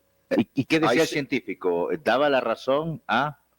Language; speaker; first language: Spanish; native; Spanish